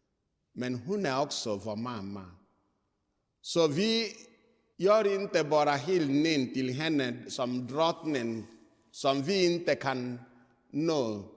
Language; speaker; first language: Swedish; non-native, fluent; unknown